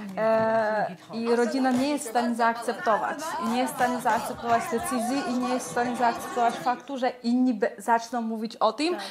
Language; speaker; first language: Polish; non-native, fluent; Georgian